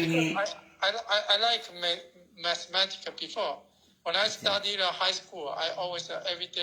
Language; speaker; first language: English; non-native, learner; Chinese